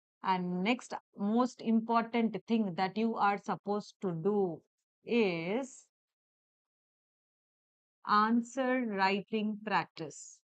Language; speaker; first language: English; non-native, local second language; Telugu